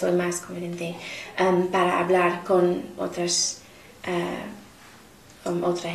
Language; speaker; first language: Spanish; non-native, learner; English